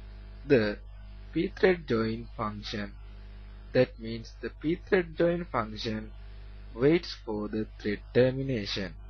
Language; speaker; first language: English; non-native, learner; Sinhala